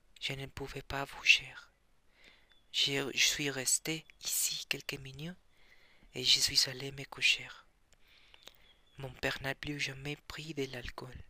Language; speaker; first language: French; non-native, learner; Spanish